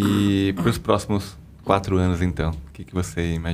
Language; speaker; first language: Portuguese; native; Portuguese